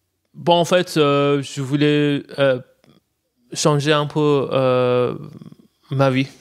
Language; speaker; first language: French; non-native, fluent; Persian